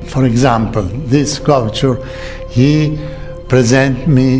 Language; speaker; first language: English; non-native, learner; Italian